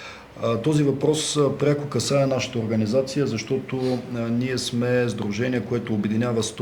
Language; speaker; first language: Bulgarian; native; Bulgarian